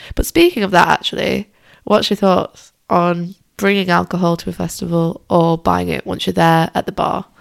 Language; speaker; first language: English; native; English